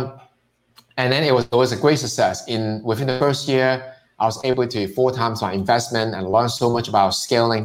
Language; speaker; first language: English; non-native, local second language; Cantonese